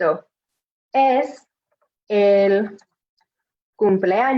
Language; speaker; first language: Spanish; non-native, fluent; English